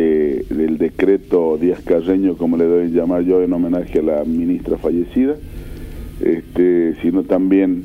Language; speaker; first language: Spanish; native; Spanish